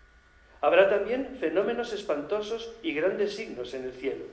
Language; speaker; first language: Spanish; native; Spanish